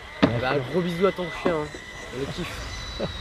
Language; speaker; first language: French; native; French